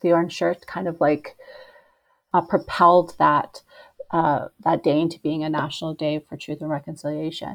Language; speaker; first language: English; native; English